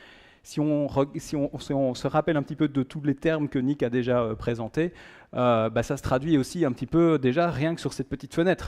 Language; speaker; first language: French; native; French